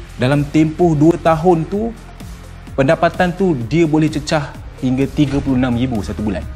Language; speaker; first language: Malay; native; Malay